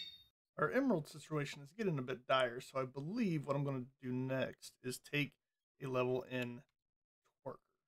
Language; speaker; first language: English; native; English